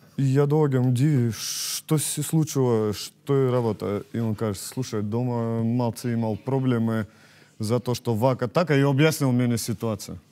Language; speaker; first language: Macedonian; non-native, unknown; Russian